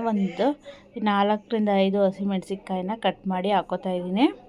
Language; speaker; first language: Kannada; native; Kannada